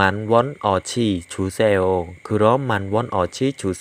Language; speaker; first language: Korean; non-native, fluent; Khmer